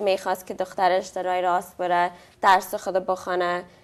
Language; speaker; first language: Persian; early bilingual, heritage; Persian